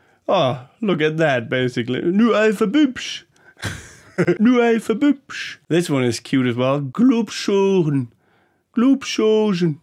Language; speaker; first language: English; non-native, fluent; German